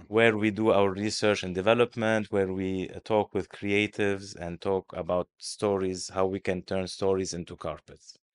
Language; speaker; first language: English; non-native, fluent; Arabic